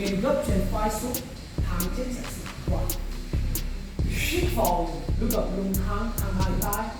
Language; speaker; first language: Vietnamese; non-native, learner; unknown